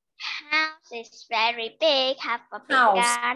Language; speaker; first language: English; non-native, learner; Vietnamese